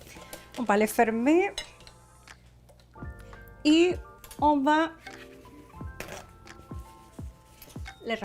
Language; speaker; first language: French; non-native, learner; Spanish